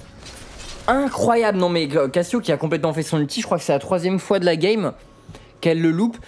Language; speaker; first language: French; native; French